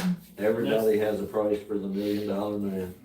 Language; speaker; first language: English; native; English